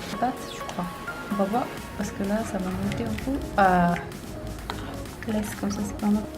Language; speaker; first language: French; non-native, learner; Korean